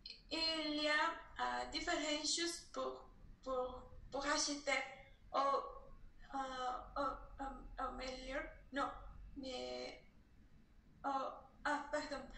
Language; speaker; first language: French; non-native, learner; Spanish